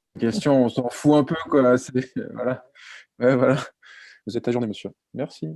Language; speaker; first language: French; native; French